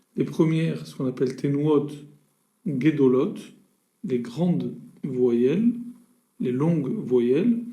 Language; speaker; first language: French; native; French